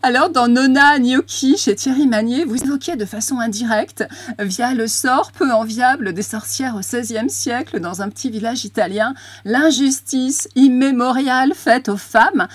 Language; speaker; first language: French; native; French